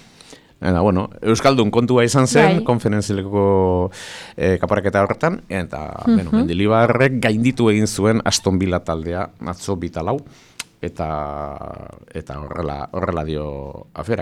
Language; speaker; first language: Basque; native; Basque